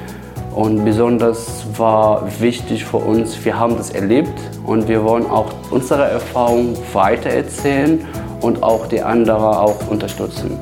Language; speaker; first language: German; non-native, fluent; Arabic